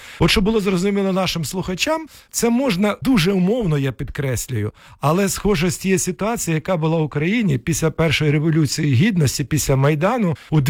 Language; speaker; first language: Ukrainian; native; Ukrainian